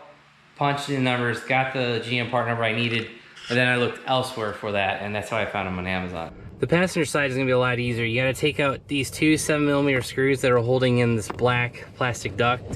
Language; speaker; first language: English; native; English